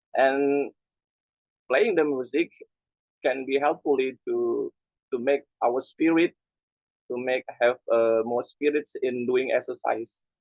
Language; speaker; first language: English; non-native, learner; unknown